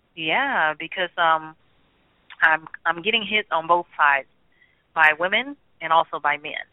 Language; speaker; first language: English; native; English